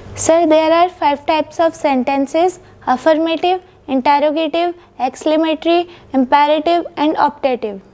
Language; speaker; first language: English; non-native, local second language; Hindi